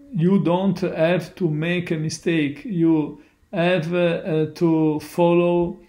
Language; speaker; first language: English; non-native, learner; Italian